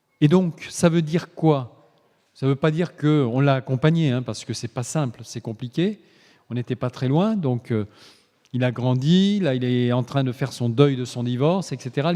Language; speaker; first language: French; native; French